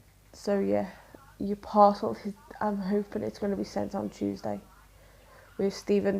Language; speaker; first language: English; native; English